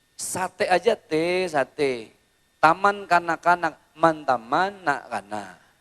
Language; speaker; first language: Indonesian; native; Indonesian